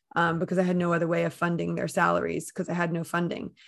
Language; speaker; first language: English; native; English